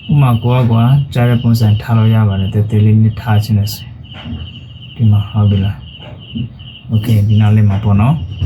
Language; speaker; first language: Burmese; non-native, local second language; Shan